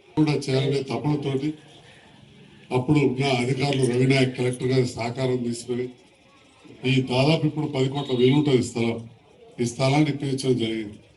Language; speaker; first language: Telugu; native; Telugu